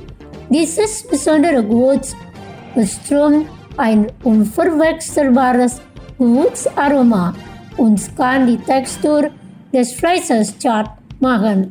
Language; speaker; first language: German; non-native, fluent; Indonesian